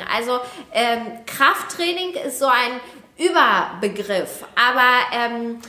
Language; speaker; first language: German; native; German